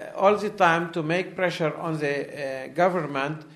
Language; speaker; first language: English; non-native, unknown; Arabic